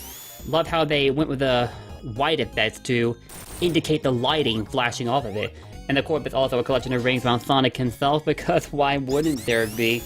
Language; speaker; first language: English; native; English